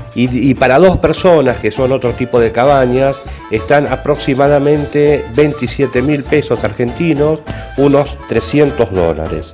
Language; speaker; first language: Spanish; native; Spanish